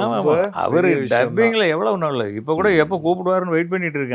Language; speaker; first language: Tamil; native; Tamil